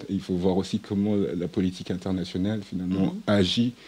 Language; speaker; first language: French; non-native, local second language; Swahili